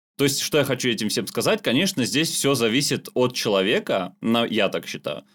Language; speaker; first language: Russian; non-native, local second language; Armenian